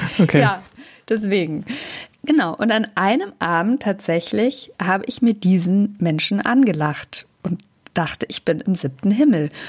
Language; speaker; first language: German; native; German